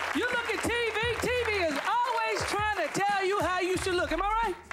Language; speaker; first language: English; native; English